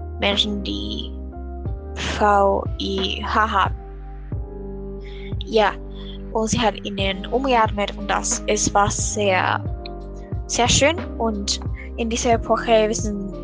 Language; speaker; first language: German; non-native, learner; Spanish